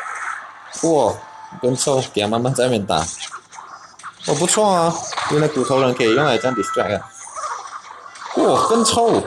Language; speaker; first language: Chinese; native; Chinese